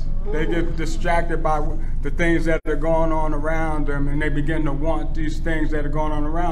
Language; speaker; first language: English; native; English